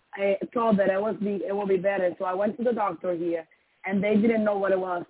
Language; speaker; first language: English; non-native, learner; Spanish